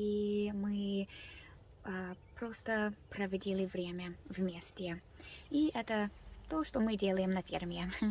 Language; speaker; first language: Russian; non-native, learner; English